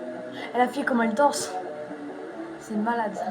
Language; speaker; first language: French; native; French